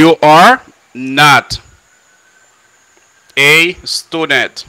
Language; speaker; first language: English; non-native, fluent; Haitian Creole